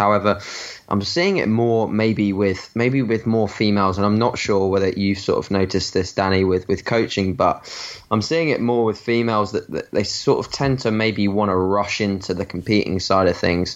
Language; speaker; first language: English; native; English